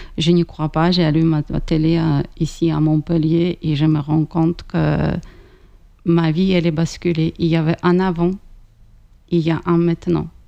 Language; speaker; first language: French; non-native, fluent; Ukrainian